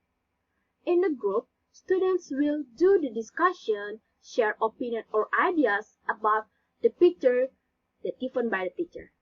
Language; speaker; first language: English; non-native, learner; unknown